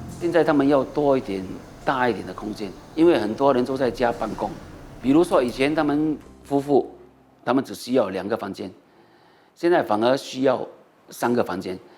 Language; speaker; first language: Chinese; native; Chinese